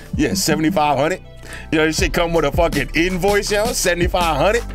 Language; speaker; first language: English; native; English